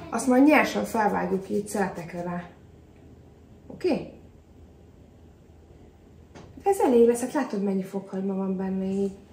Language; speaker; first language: Hungarian; native; Hungarian